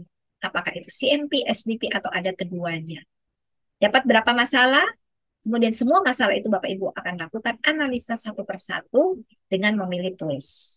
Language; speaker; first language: Indonesian; native; Indonesian